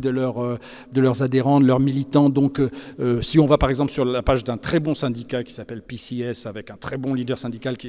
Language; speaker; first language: French; native; French